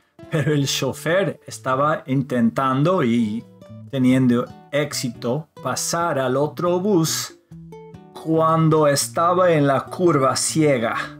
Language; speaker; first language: Spanish; non-native, fluent; English